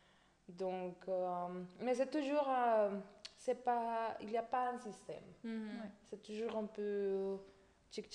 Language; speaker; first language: French; non-native, fluent; Spanish